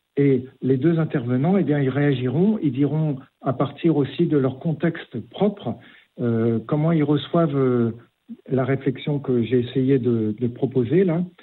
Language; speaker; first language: French; native; French